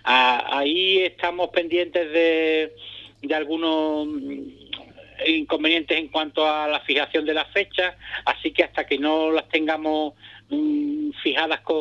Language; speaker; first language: Spanish; native; Spanish